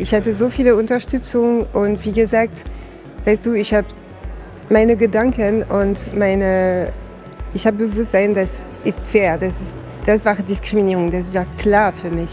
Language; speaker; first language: German; non-native, fluent; French